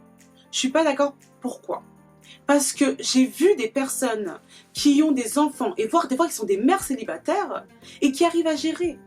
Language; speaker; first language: French; native; French